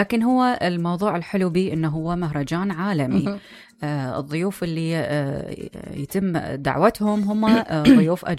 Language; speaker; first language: Arabic; native; Arabic